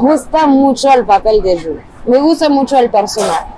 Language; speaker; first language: Spanish; non-native, fluent; French